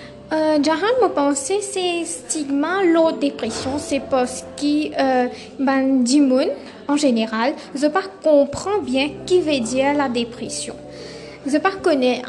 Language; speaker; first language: French; non-native, local second language; Morisyen